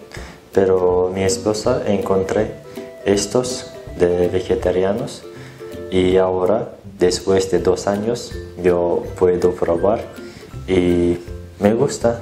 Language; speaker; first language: Spanish; non-native, learner; Turkish